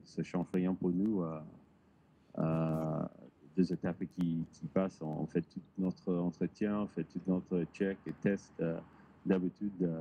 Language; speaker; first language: French; non-native, learner; English